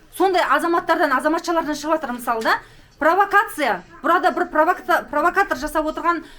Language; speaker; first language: Kazakh; native; Kazakh